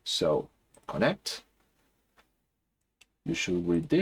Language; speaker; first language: English; non-native, fluent; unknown